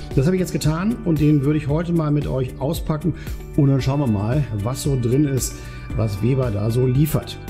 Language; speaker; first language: German; native; German